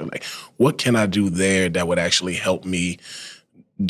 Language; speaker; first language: English; native; English